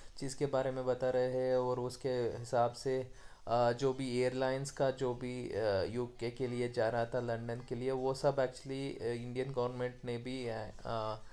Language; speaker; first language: Hindi; non-native, local second language; Kannada